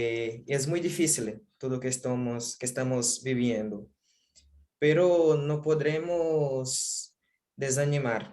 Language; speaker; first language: Spanish; non-native, learner; Portuguese